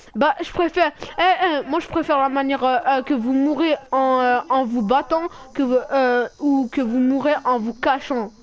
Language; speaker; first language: French; native; French